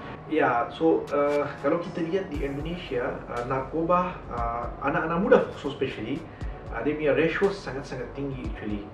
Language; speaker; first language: Indonesian; non-native, learner; Malay